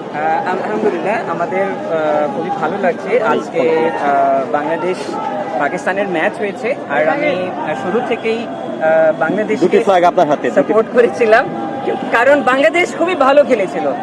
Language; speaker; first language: Bangla; non-native, learner; Urdu